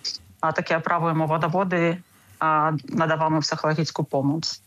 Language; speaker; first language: Czech; non-native, learner; Ukrainian